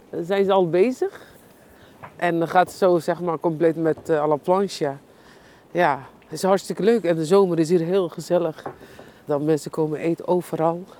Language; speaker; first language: Dutch; non-native, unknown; Turkish